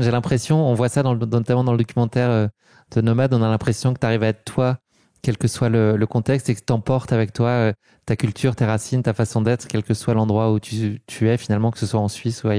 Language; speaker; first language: French; native; French